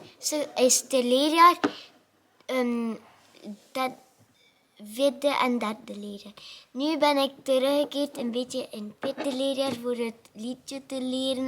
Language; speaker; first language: Dutch; non-native, learner; French